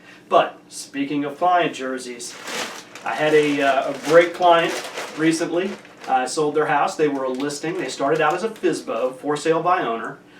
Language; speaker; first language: English; native; English